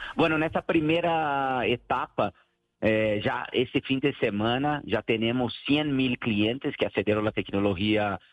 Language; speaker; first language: Spanish; non-native, learner; Portuguese